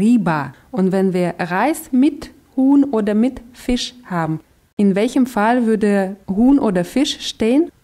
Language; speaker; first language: German; non-native, fluent; Russian